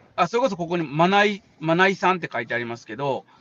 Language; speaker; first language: Japanese; native; Japanese